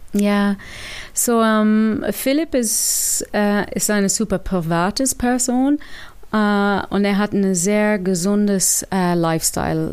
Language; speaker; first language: German; non-native, learner; English